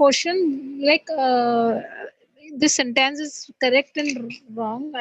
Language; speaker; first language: English; non-native, learner; Hindi